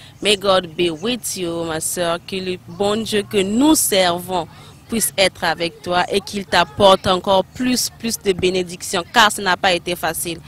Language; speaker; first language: French; non-native, local second language; Lingala